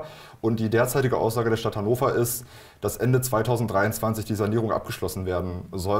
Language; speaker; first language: German; native; German